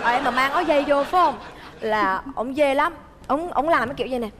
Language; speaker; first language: Vietnamese; early bilingual, heritage; Vietnamese